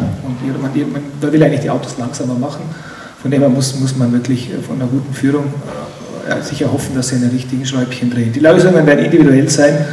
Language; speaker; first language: German; native; German